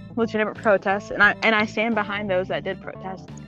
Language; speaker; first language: English; native; English